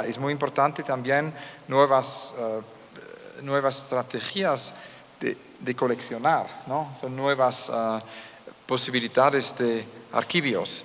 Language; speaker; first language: Spanish; non-native, learner; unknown